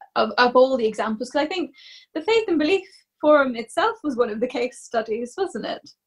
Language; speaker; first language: English; native; English